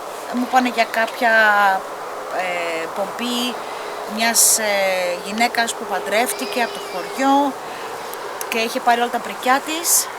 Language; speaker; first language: Greek; native; Greek